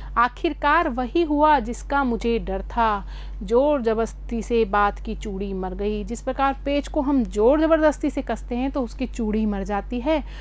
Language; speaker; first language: Hindi; native; Hindi